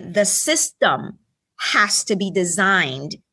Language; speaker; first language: English; early bilingual, other home language; Spanish